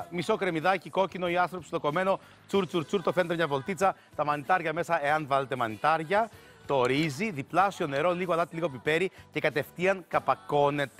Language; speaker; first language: Greek; native; Greek